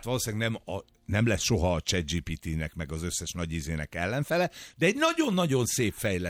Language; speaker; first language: Hungarian; native; Hungarian